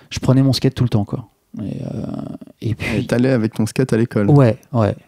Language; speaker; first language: French; native; French